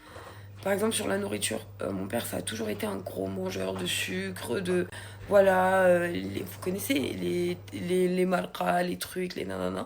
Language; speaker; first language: French; native; French